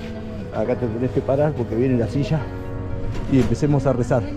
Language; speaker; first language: Spanish; native; Spanish